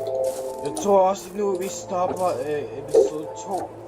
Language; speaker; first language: Danish; native; Danish